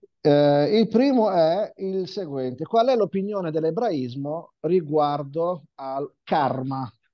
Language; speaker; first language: Italian; non-native, fluent; Hebrew